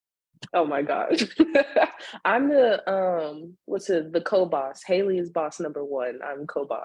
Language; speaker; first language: English; native; English